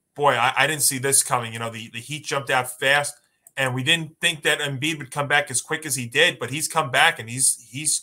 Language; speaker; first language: English; native; English